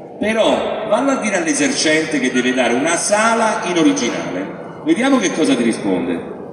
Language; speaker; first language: Italian; native; Italian